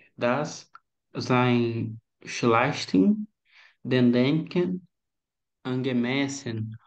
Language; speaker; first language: German; non-native, learner; Portuguese